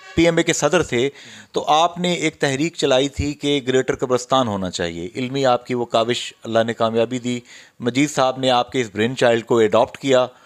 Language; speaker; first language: Urdu; non-native, local second language; Pahari-Potwari